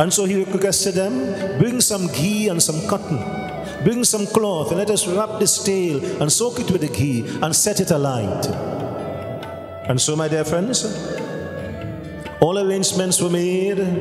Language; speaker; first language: English; native; English